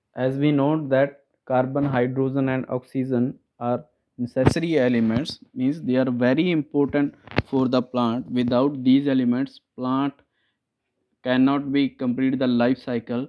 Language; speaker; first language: English; non-native, local second language; Punjabi